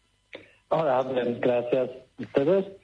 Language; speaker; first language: Spanish; non-native, learner; Polish